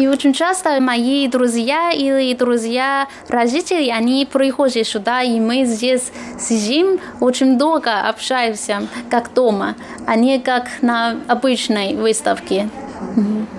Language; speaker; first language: Russian; non-native, fluent; Chinese